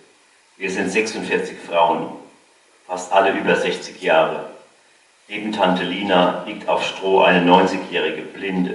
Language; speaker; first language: German; native; German